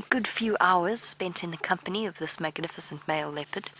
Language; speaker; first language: English; native; English